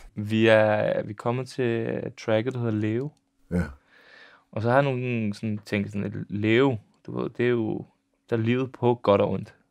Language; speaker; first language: Danish; early bilingual, other home language; Serbian